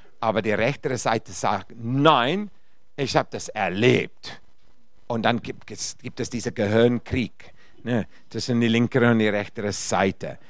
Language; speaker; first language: German; non-native, fluent; Afrikaans